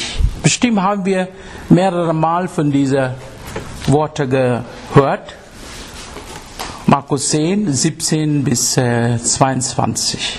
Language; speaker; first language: German; non-native, learner; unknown